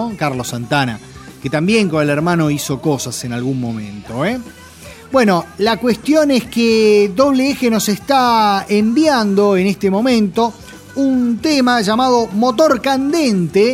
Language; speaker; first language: Spanish; native; Spanish